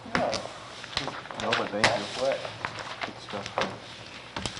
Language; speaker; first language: English; native; English